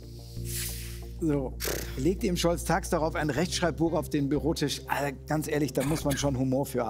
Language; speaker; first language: German; native; German